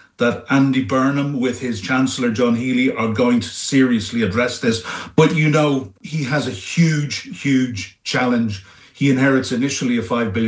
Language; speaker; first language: English; native; English